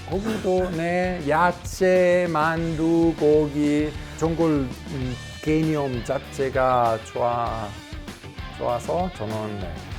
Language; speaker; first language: Korean; non-native, learner; Italian